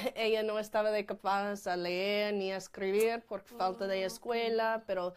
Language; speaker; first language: Spanish; non-native, fluent; English